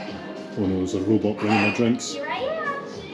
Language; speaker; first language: English; native; English